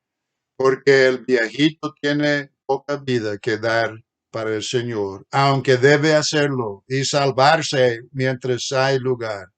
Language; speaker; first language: Spanish; non-native, fluent; English